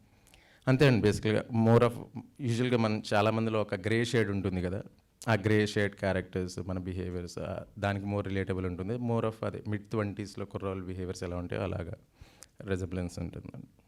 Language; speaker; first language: Telugu; native; Telugu